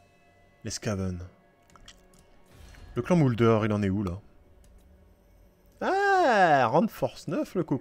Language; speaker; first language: French; native; French